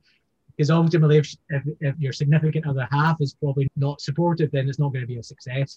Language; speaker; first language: English; native; English